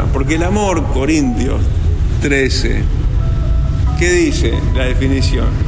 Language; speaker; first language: Spanish; native; Spanish